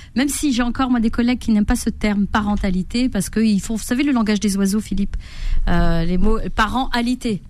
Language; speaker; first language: French; native; French